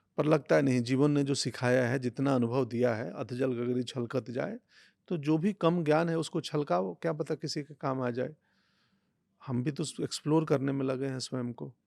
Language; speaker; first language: Hindi; non-native, local second language; Bhojpuri